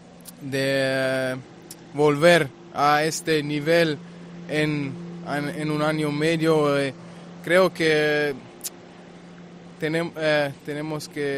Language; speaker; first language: Spanish; non-native, fluent; German